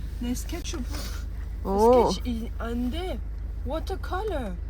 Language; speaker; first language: Korean; early bilingual, heritage; French